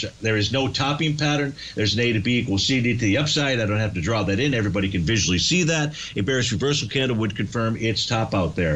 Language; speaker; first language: English; native; English